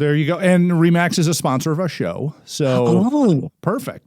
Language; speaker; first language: English; native; English